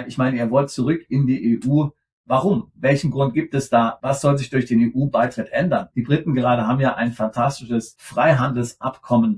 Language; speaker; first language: German; native; German